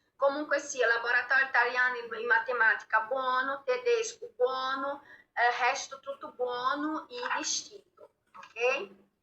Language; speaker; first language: Italian; non-native, fluent; Portuguese